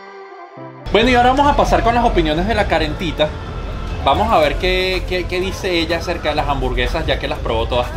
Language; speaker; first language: Spanish; native; Spanish